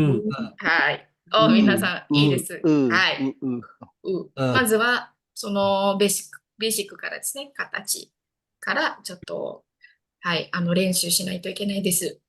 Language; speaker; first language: Japanese; non-native, fluent; Indonesian